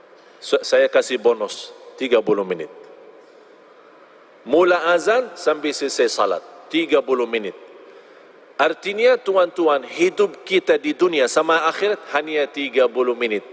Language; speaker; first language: Indonesian; non-native, fluent; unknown